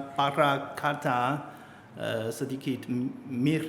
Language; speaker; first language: Indonesian; non-native, learner; Chinese